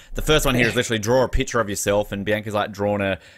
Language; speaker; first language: English; native; English